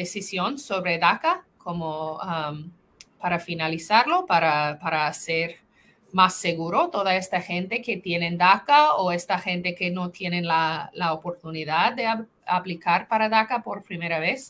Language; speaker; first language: Spanish; non-native, fluent; English